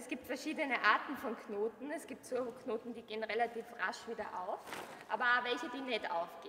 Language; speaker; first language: German; native; German